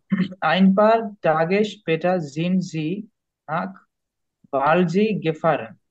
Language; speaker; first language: German; non-native, learner; Bangla